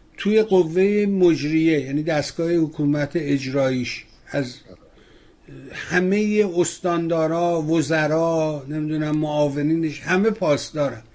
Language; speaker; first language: Persian; native; Persian